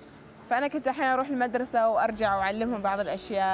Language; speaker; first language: Arabic; early bilingual, other home language; English